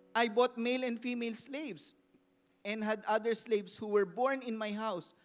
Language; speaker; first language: English; non-native, local second language; Filipino